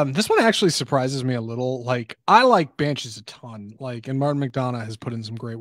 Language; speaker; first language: English; native; English